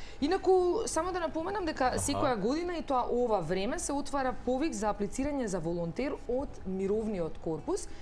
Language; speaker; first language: Macedonian; native; Macedonian